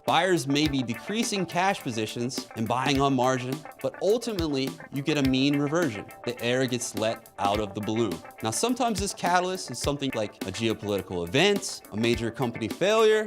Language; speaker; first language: English; native; English